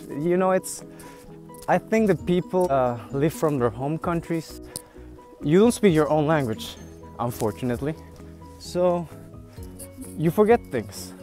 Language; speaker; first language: English; non-native, fluent; Spanish